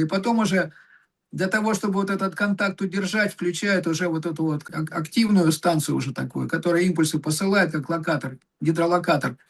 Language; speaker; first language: Russian; native; Russian